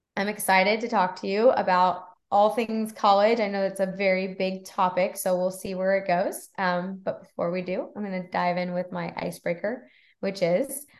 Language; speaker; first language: English; native; English